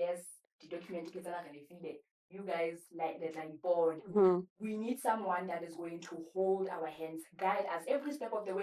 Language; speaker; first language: English; non-native, local second language; Southern Sotho